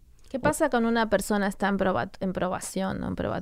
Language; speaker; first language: Spanish; native; Spanish